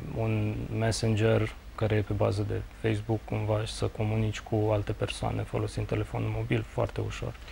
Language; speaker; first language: Romanian; native; Romanian